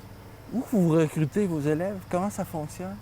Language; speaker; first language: French; native; French